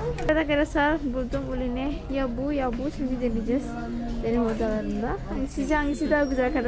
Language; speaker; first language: Turkish; non-native, learner; Indonesian